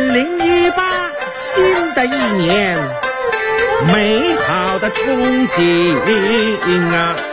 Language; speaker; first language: Chinese; native; Chinese